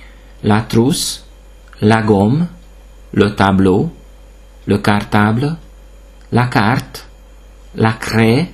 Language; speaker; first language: French; non-native, fluent; Hungarian